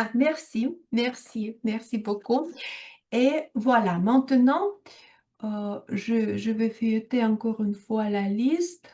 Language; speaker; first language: French; non-native, fluent; Russian